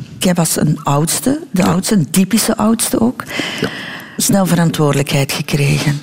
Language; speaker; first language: Dutch; native; Dutch